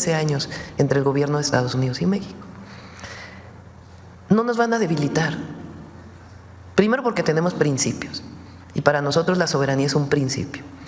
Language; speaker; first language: Spanish; native; Spanish